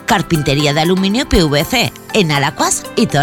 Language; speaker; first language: Spanish; native; Spanish